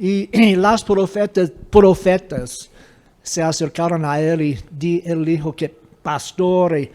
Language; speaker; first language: Spanish; non-native, fluent; English